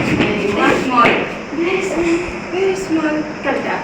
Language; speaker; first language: English; non-native, local second language; Swahili